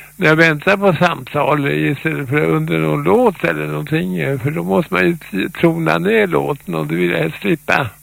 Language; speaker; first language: Swedish; native; Swedish